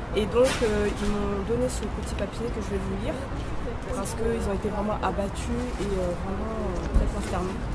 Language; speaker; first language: French; native; French